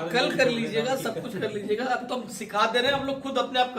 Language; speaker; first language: Hindi; native; Hindi